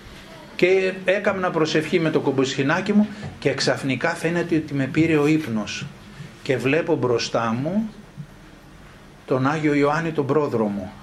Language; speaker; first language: Greek; native; Greek